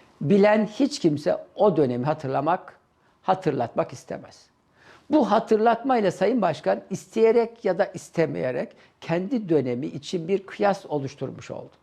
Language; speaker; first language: Turkish; native; Turkish